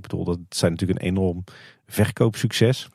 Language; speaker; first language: Dutch; native; Dutch